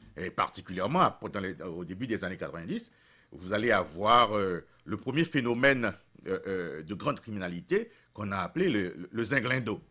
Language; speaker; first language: French; non-native, local second language; Haitian Creole